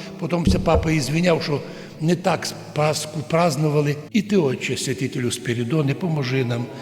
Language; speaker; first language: Ukrainian; native; Ukrainian